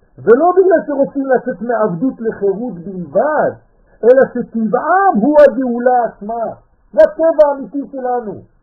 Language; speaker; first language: Hebrew; non-native, fluent; French